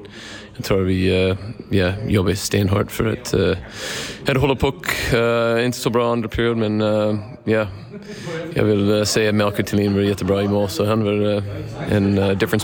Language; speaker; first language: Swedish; non-native, learner; English